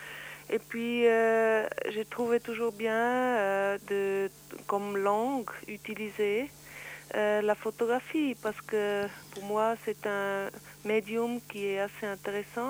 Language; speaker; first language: French; non-native, learner; Swiss German